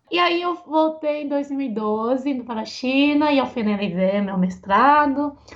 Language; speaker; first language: Portuguese; non-native, fluent; Chinese